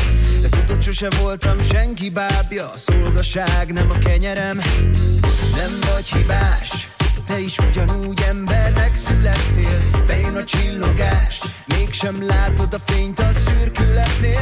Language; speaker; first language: Hungarian; native; Hungarian